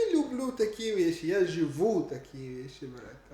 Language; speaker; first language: Russian; non-native, learner; English